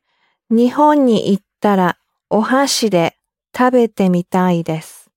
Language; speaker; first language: Japanese; non-native, learner; English